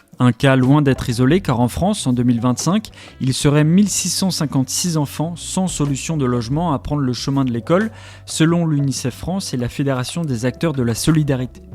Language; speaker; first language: French; native; French